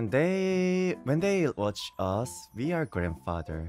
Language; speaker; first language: English; non-native, learner; Korean